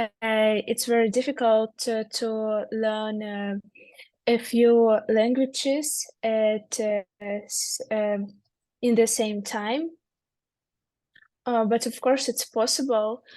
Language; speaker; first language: English; non-native, learner; Russian